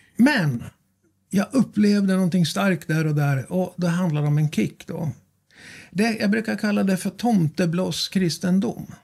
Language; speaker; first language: Swedish; native; Swedish